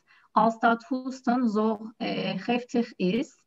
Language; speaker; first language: Dutch; non-native, learner; Turkish